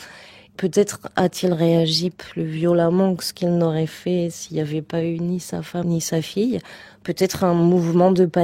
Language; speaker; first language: French; native; French